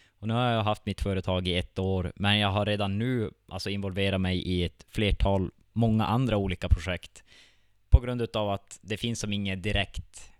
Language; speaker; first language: Swedish; native; Swedish